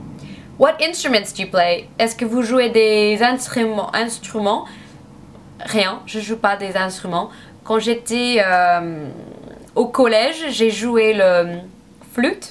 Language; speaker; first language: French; non-native, learner; English